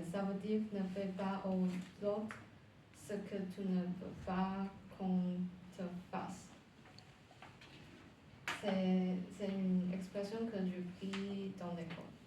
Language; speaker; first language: French; non-native, learner; Chinese